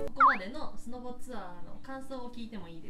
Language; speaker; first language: Japanese; native; Japanese